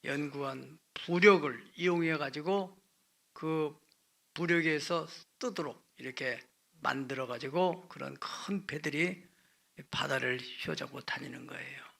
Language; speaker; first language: Korean; native; Korean